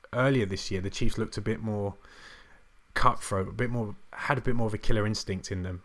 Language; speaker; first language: English; native; English